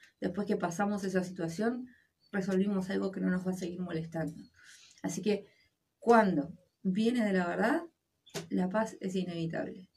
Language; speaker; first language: Spanish; native; Spanish